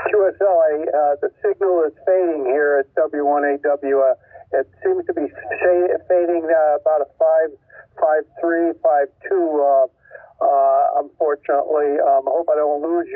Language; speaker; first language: English; native; English